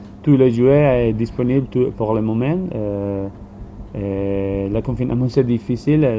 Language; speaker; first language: French; non-native, learner; Spanish